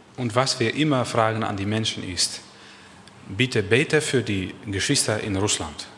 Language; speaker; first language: German; non-native, learner; Dutch